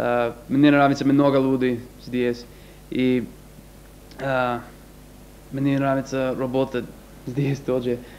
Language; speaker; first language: Russian; non-native, learner; English